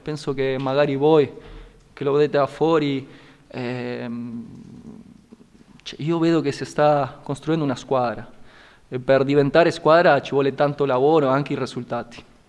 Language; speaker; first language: Italian; non-native, fluent; Spanish